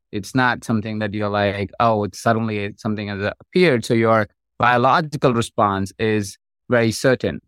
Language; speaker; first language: English; non-native, local second language; Hindi